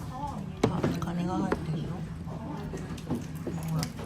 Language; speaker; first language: Japanese; native; Japanese